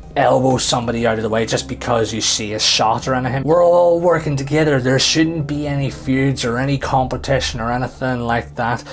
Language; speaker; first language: English; native; English